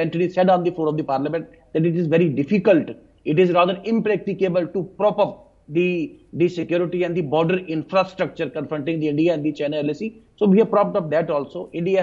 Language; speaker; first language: English; non-native, local second language; Dogri